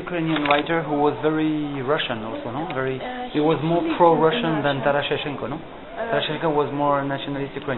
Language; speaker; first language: English; non-native, fluent; French